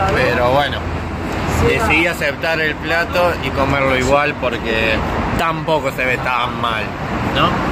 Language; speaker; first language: Spanish; native; Spanish